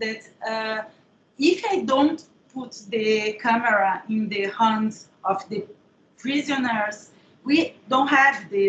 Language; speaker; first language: English; non-native, learner; Portuguese